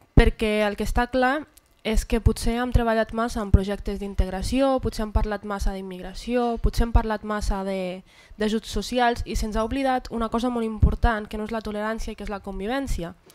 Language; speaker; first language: Catalan; early bilingual, other home language; Arabic